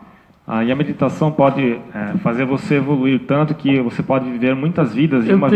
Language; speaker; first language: Portuguese; native; Portuguese